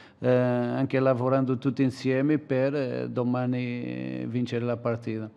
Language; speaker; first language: Italian; non-native, learner; Portuguese